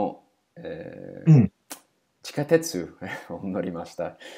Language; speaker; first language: Japanese; non-native, learner; English